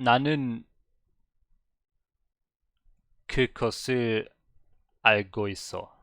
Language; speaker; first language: Korean; non-native, learner; German